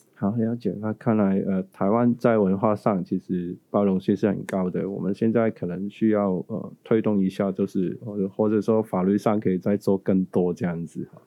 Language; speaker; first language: Chinese; native; Chinese